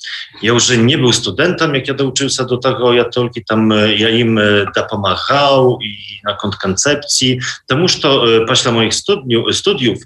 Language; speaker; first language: Belarusian; non-native, local second language; Polish